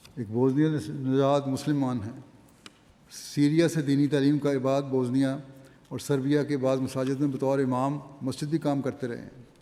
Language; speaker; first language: Urdu; native; Urdu